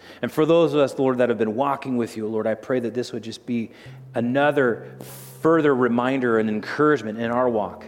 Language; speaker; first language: English; native; English